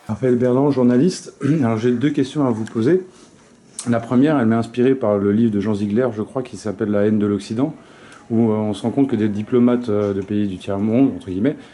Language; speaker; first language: French; native; French